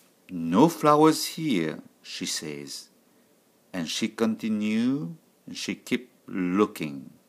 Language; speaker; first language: English; non-native, learner; French